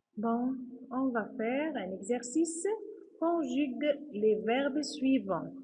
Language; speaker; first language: French; non-native, fluent; Arabic